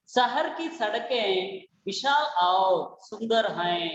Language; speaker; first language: Hindi; non-native, local second language; Telugu